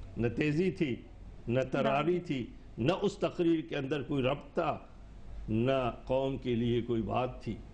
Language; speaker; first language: Urdu; non-native, local second language; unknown